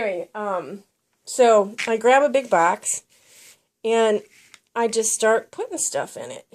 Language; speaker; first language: English; native; English